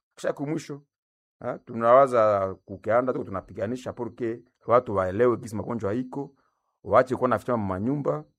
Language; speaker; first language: Swahili; non-native, local second language; Nande